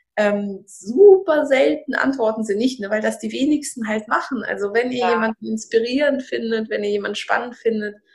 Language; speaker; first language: German; early bilingual, other home language; Russian